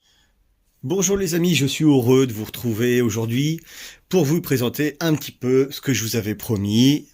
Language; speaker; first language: French; native; French